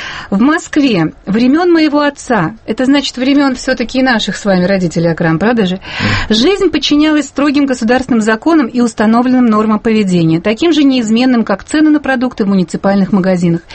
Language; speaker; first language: Russian; native; Russian